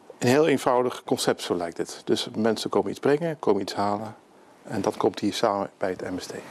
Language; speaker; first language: Dutch; native; Dutch